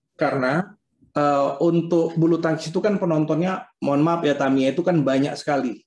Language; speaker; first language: Indonesian; native; Indonesian